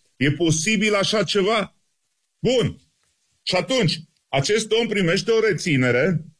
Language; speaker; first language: Romanian; native; Romanian